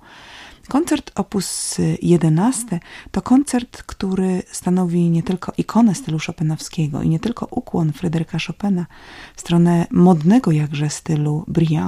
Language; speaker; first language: Polish; native; Polish